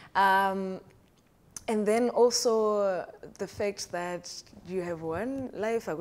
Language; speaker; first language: English; non-native, local second language; Shona